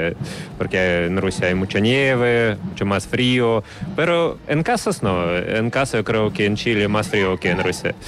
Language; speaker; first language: Spanish; non-native, learner; Russian